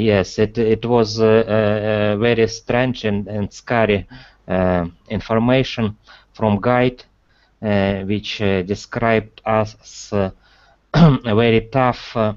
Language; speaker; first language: English; non-native, learner; Russian